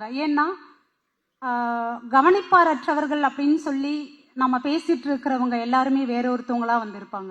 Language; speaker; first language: Tamil; native; Tamil